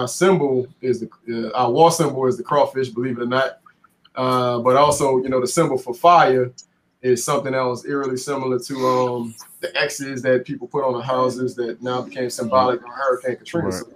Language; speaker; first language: English; native; English